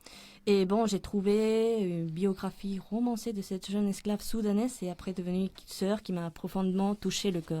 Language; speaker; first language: French; non-native, fluent; Spanish